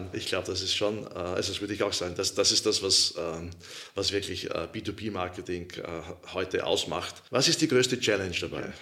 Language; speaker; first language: German; native; German